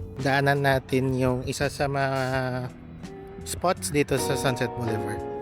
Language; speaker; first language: Filipino; non-native, local second language; Hiligaynon